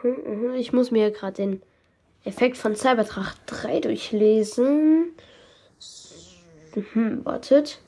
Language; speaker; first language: German; native; German